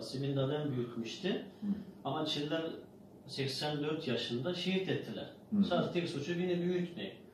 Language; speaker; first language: Turkish; non-native, learner; Uyghur